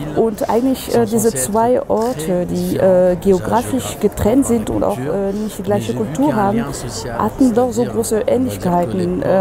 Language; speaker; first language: German; non-native, fluent; Arabic